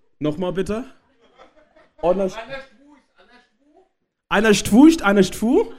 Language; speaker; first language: German; non-native, learner; Shona